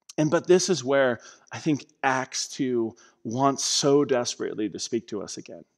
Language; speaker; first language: English; native; English